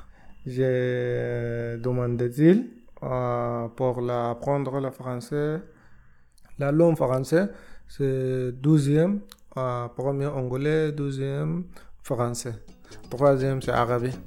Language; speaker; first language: French; non-native, learner; Arabic